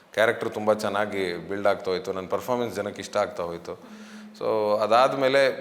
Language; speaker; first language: Kannada; native; Kannada